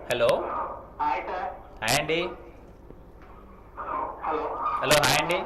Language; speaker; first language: Telugu; native; Telugu